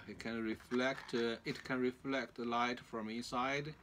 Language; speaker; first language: English; non-native, learner; Chinese